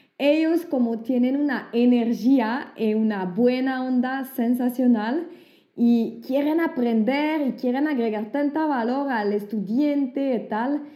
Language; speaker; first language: Spanish; non-native, fluent; French